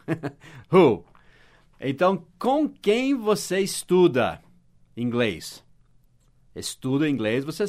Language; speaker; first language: Portuguese; non-native, fluent; English